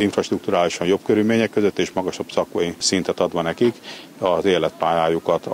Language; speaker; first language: Hungarian; native; Hungarian